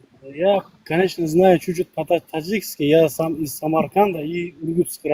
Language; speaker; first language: Russian; non-native, learner; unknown